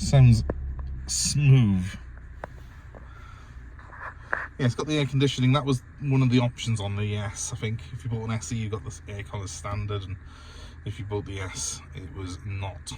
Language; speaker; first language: English; native; English